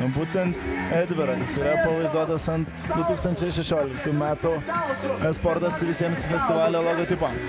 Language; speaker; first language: Lithuanian; native; Lithuanian